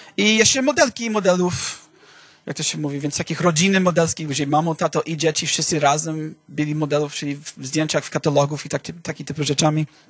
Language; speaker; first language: Polish; non-native, fluent; English